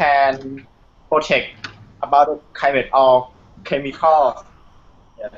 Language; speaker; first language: English; non-native, learner; Thai